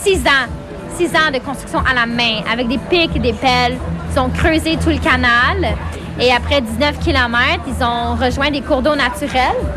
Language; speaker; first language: French; native; French